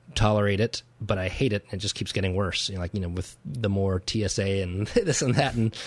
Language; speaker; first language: English; native; English